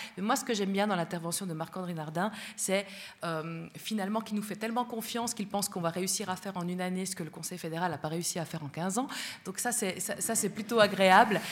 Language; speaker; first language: French; early bilingual, other home language; Spanish